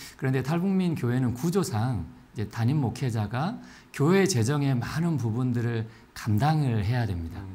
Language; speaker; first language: Korean; native; Korean